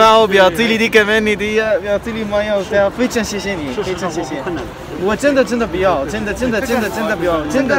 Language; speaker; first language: Chinese; non-native, fluent; Arabic